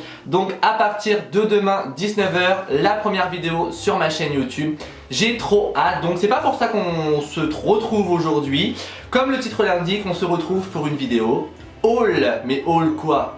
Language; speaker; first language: French; native; French